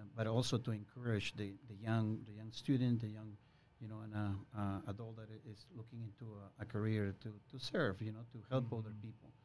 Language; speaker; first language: English; non-native, fluent; Spanish